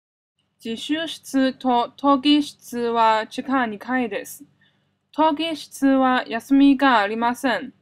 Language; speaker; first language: Japanese; non-native, learner; Cantonese